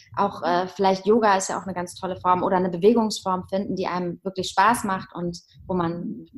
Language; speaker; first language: German; native; German